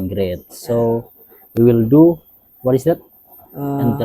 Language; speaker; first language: English; non-native, learner; Indonesian